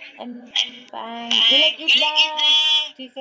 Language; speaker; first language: English; non-native, learner; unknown